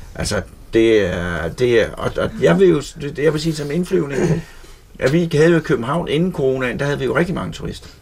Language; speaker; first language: Danish; native; Danish